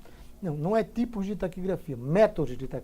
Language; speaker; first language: Portuguese; native; Portuguese